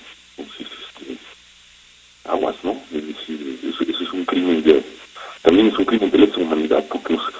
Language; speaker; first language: Spanish; native; Spanish